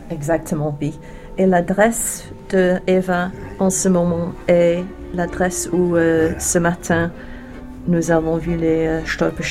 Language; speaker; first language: French; non-native, learner; English